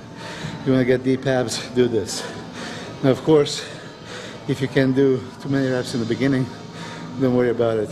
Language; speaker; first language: English; non-native, fluent; Serbian